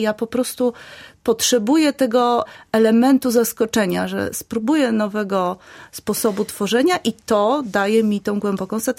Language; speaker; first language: Polish; native; Polish